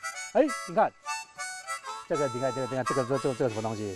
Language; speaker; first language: Chinese; native; Chinese